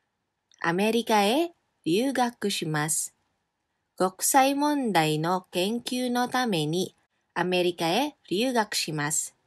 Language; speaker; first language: Japanese; non-native, fluent; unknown